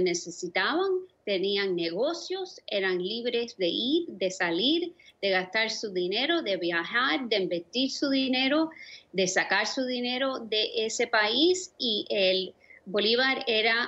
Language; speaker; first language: Spanish; early bilingual, other home language; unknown